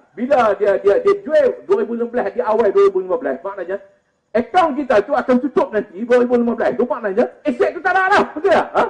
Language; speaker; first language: Malay; native; Malay